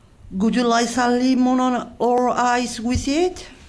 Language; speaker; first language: English; non-native, fluent; Spanish